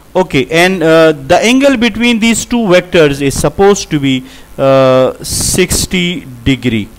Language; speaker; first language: English; non-native, local second language; Urdu